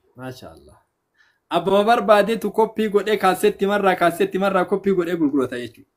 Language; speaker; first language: Oromo; native; Oromo